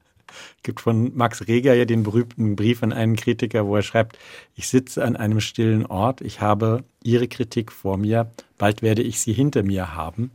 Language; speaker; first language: German; native; German